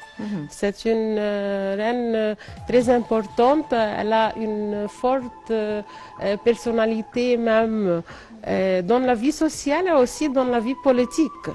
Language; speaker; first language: French; non-native, fluent; Arabic